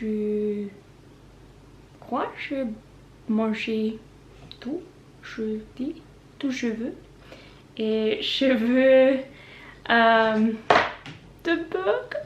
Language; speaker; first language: French; non-native, learner; Norwegian